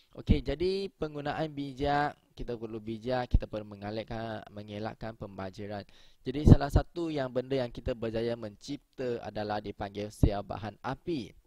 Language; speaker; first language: Malay; native; Malay